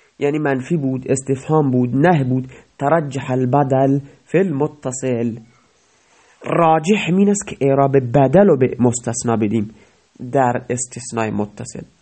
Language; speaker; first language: Persian; non-native, local second language; Baluchi